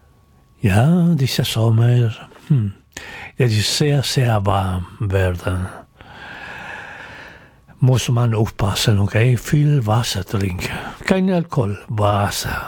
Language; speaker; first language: German; non-native, learner; Spanish